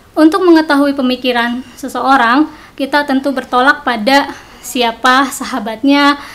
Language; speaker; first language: Indonesian; non-native, local second language; Sundanese